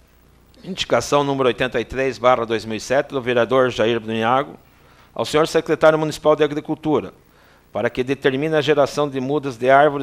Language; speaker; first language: Portuguese; native; Portuguese